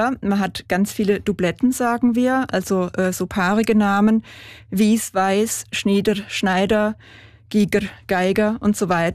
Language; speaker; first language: German; native; German